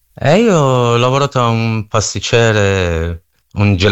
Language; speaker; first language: Italian; non-native, learner; Persian